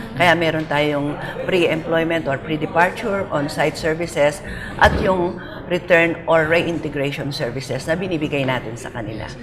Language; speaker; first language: Filipino; non-native, local second language; Pampanga